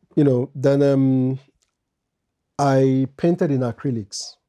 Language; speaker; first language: English; non-native, local second language; Igbo